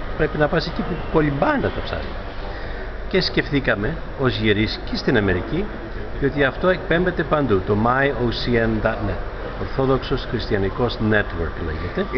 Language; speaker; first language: Greek; early bilingual, heritage; Greek